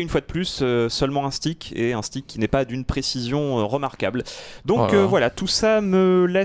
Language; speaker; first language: French; native; French